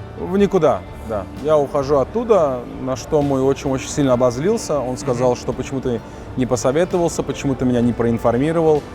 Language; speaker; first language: Russian; native; Russian